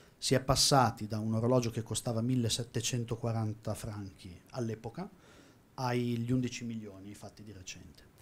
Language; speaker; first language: Italian; native; Italian